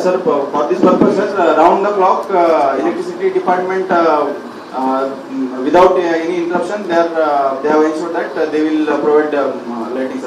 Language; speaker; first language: English; non-native, local second language; Telugu